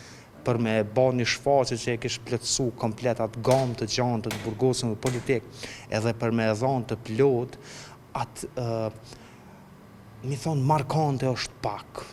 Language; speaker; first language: Albanian; native; Albanian